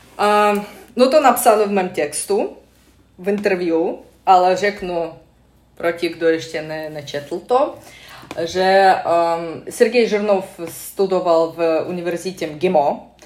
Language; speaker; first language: Czech; non-native, fluent; Russian